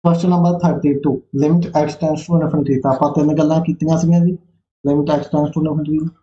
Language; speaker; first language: Hindi; non-native, local second language; Punjabi